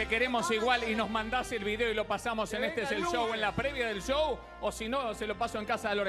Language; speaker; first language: Spanish; native; Spanish